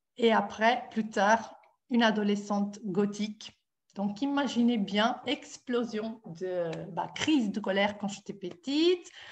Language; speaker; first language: French; non-native, fluent; Italian